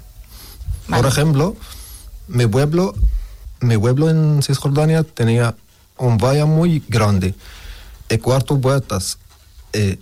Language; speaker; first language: Spanish; non-native, learner; Arabic